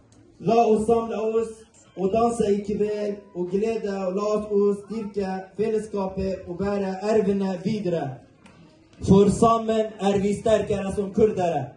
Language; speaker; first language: Norwegian; non-native, fluent; Central Kurdish